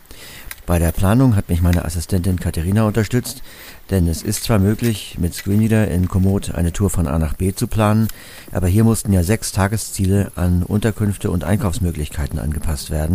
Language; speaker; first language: German; native; German